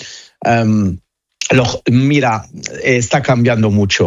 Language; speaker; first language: Spanish; non-native, fluent; Italian